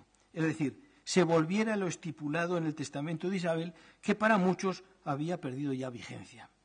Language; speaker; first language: Spanish; native; Spanish